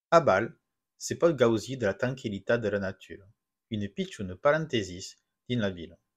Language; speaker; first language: Occitan; non-native, local second language; French